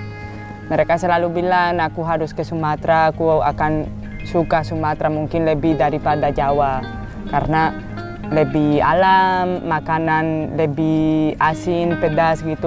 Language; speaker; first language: Indonesian; non-native, fluent; Basque